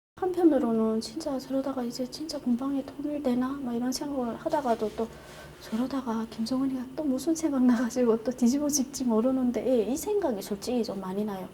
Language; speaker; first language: Korean; native; Korean